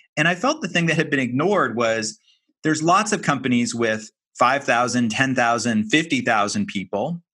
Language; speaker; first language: English; native; English